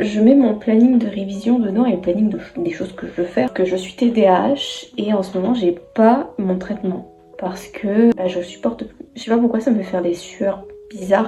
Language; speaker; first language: French; native; French